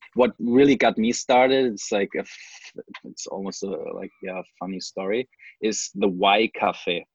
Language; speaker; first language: English; non-native, fluent; German